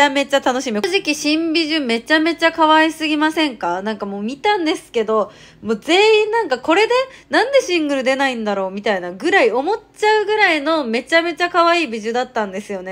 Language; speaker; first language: Japanese; native; Japanese